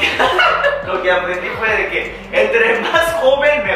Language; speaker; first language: Spanish; non-native, fluent; Korean